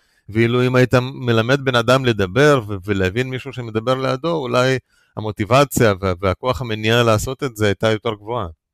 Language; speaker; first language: Hebrew; non-native, fluent; Russian